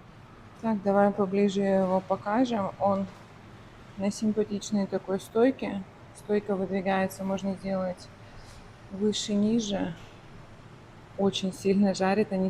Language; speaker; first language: Russian; native; Russian